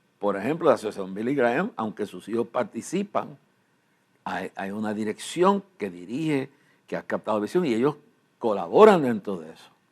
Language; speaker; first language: Spanish; native; Spanish